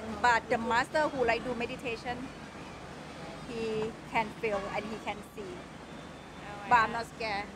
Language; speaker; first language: English; non-native, fluent; Thai